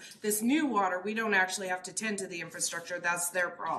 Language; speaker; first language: English; native; English